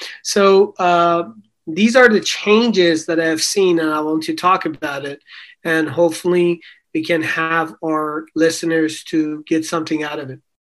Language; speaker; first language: English; non-native, fluent; Persian